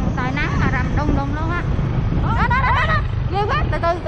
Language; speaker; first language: Vietnamese; native; Vietnamese